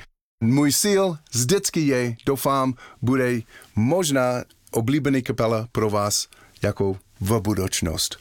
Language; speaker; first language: Czech; non-native, learner; English